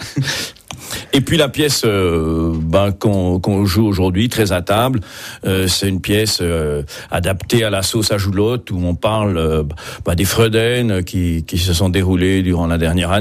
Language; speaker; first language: French; native; French